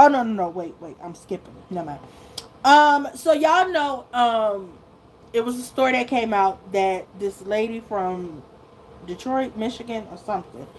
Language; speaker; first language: English; native; English